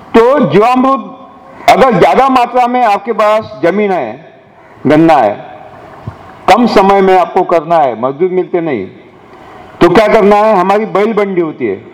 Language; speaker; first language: Hindi; non-native, local second language; Marathi